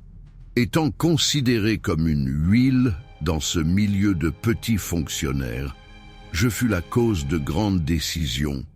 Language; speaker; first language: French; native; French